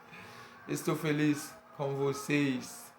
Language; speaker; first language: Portuguese; non-native, learner; Haitian Creole